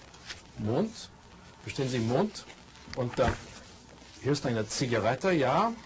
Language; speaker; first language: German; non-native, fluent; English